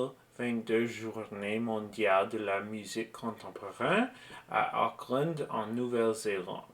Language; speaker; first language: French; non-native, learner; English